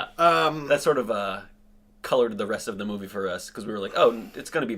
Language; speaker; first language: English; native; English